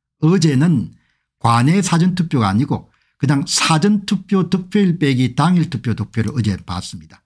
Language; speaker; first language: Korean; native; Korean